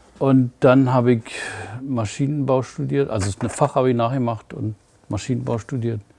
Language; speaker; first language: German; native; German